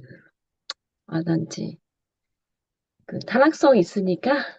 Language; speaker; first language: Korean; non-native, learner; Thai